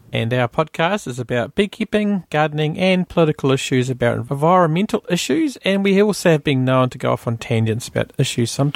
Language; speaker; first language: English; native; English